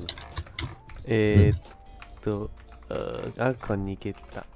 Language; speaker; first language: Japanese; non-native, learner; Chinese